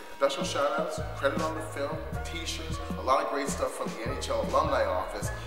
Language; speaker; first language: English; native; English